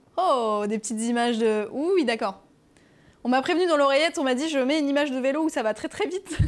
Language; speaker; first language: French; native; French